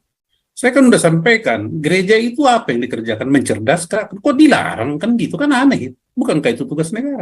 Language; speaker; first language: Indonesian; native; Indonesian